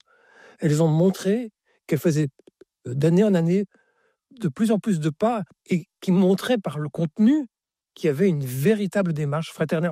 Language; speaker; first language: French; native; French